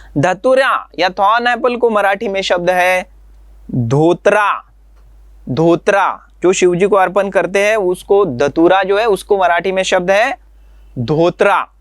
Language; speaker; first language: Hindi; non-native, local second language; Marathi